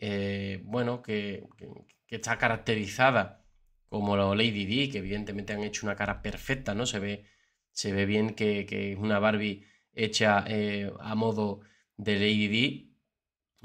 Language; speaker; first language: Spanish; native; Spanish